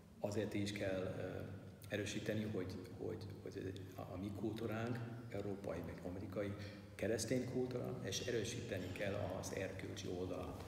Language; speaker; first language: Hungarian; non-native, learner; English